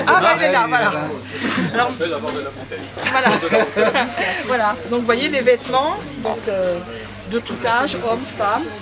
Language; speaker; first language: French; native; French